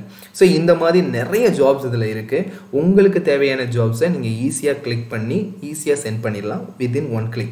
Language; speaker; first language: Tamil; native; Tamil